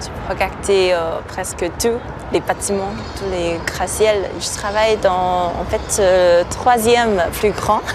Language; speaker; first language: French; non-native, fluent; Chinese